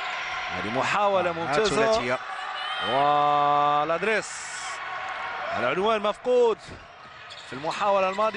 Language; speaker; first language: Arabic; native; Arabic